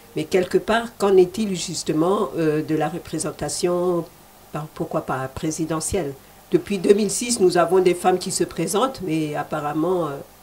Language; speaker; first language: French; non-native, local second language; Lingala